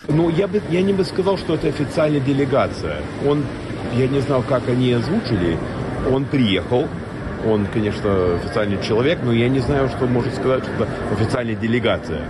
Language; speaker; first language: Russian; non-native, fluent; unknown